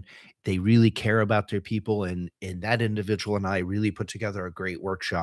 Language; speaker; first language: English; native; English